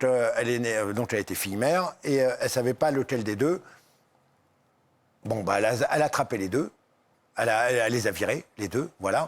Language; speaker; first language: French; native; French